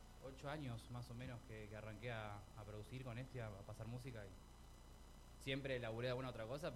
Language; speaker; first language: Spanish; native; Spanish